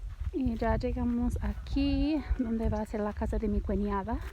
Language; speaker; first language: Spanish; non-native, learner; English